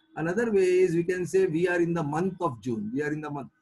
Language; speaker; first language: English; non-native, local second language; Marathi